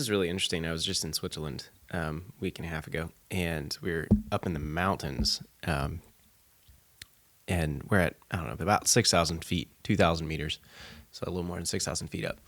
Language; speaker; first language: English; native; English